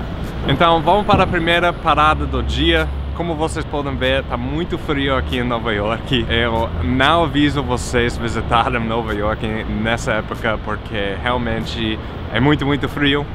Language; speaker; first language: Portuguese; non-native, fluent; English